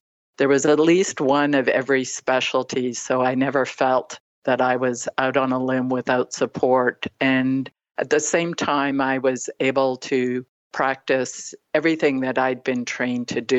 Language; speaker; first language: English; native; English